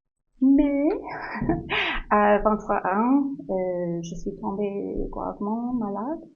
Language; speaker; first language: French; non-native, learner; English